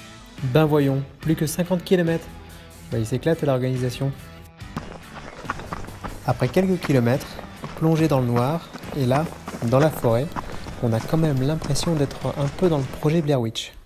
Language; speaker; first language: French; native; French